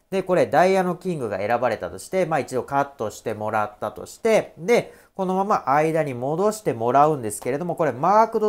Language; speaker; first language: Japanese; native; Japanese